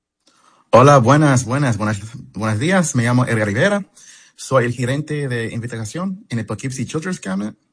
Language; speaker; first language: Spanish; early bilingual, heritage; English